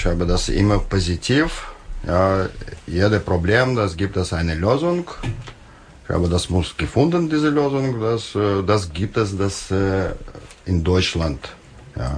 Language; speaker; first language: German; non-native, learner; Russian